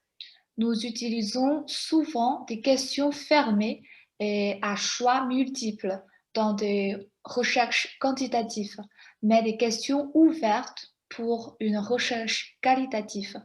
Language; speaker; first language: French; non-native, fluent; Chinese